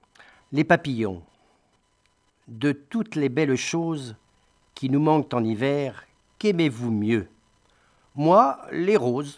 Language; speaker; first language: French; native; French